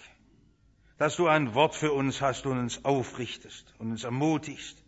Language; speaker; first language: German; native; German